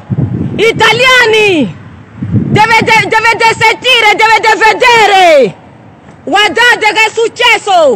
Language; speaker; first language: Italian; non-native, learner; Nigerian Pidgin